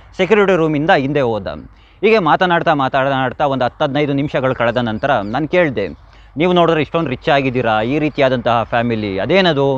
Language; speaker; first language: Kannada; native; Kannada